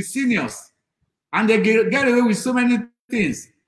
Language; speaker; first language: English; non-native, local second language; Yoruba